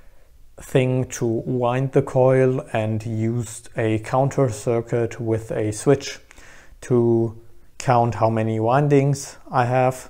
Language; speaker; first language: English; non-native, fluent; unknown